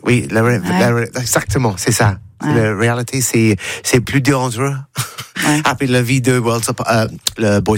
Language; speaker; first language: French; non-native, learner; English